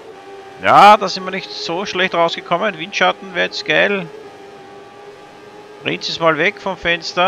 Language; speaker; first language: German; native; German